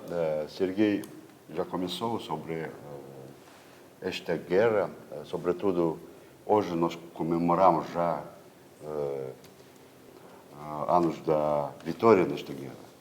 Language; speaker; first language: Portuguese; non-native, fluent; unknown